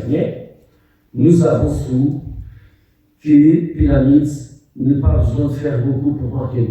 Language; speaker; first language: French; non-native, fluent; Portuguese